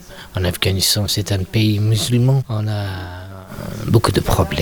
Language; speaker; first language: French; non-native, learner; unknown